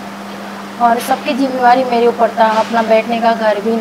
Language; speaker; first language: Hindi; non-native, local second language; Nepali